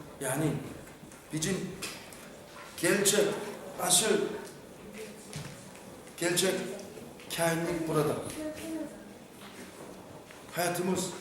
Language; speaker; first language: Turkish; non-native, fluent; Korean